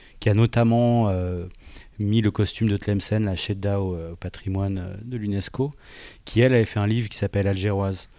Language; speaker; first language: French; native; French